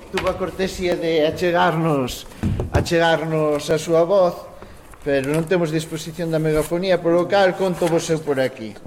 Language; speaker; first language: Galician; native; Galician